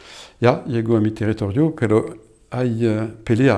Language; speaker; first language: Spanish; non-native, fluent; French